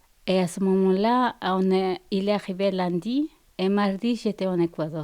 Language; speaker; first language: French; non-native, fluent; Spanish